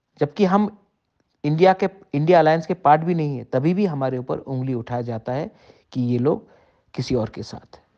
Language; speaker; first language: Hindi; non-native, local second language; Kok Borok